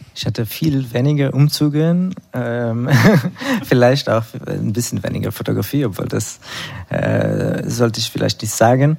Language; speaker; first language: German; non-native, fluent; Hebrew